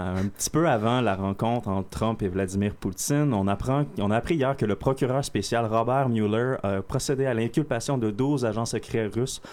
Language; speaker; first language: French; native; French